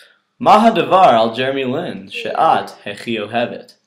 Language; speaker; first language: Hebrew; non-native, learner; English